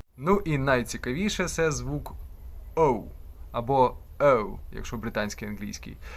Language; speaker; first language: Ukrainian; native; Ukrainian